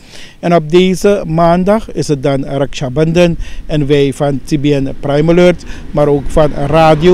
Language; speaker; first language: Dutch; native; Dutch